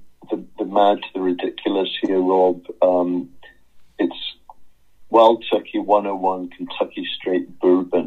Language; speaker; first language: English; native; English